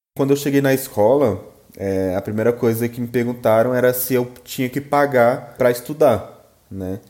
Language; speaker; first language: Portuguese; native; Portuguese